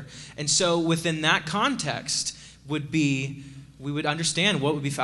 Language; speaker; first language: English; native; English